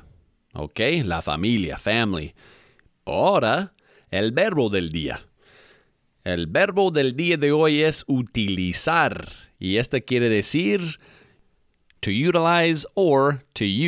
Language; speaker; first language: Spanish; non-native, fluent; English